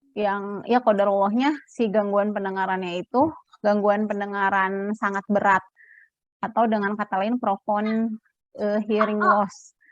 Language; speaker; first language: Indonesian; native; Indonesian